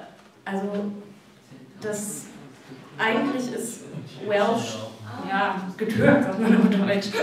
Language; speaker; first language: German; native; German